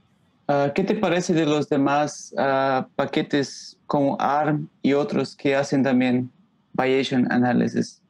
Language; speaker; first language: Spanish; non-native, learner; Portuguese